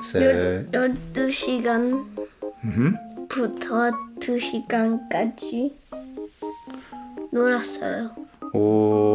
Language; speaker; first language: Korean; early bilingual, heritage; English